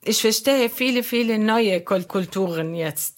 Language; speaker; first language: German; non-native, learner; Arabic